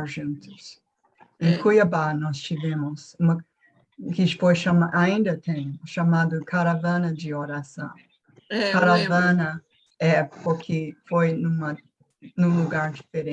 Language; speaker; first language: Portuguese; non-native, fluent; English